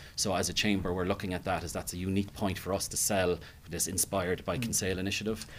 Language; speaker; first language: English; native; English